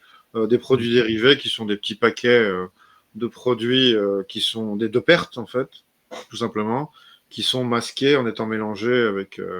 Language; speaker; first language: French; native; French